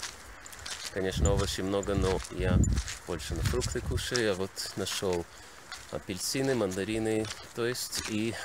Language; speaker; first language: Russian; early bilingual, heritage; Russian